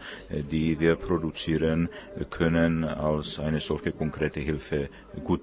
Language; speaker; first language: German; non-native, fluent; Czech